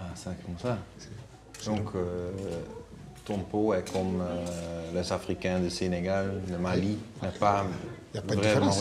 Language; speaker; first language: French; non-native, learner; Dutch